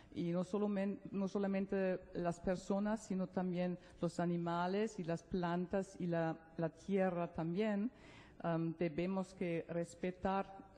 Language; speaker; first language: Spanish; non-native, fluent; German